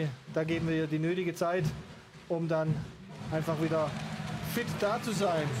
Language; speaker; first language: German; native; German